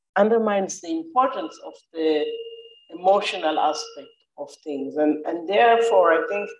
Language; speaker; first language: English; non-native, fluent; Hebrew